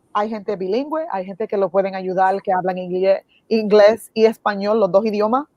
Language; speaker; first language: Spanish; early bilingual, heritage; Spanish